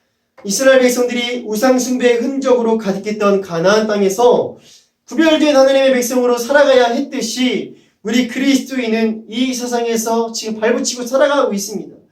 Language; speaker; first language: Korean; native; Korean